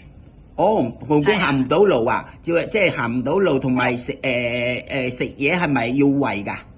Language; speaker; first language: Cantonese; native; Cantonese